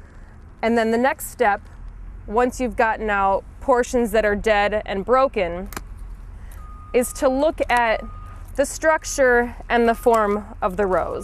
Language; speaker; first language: English; native; English